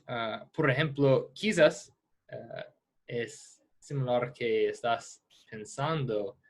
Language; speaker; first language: Spanish; non-native, fluent; English